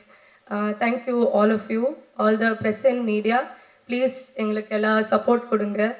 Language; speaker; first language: Tamil; non-native, learner; Kannada